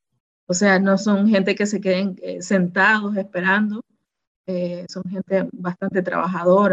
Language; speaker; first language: Spanish; native; Spanish